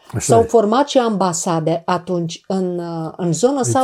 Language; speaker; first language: Romanian; native; Romanian